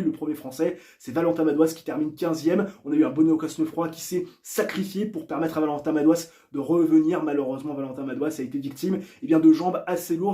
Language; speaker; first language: French; native; French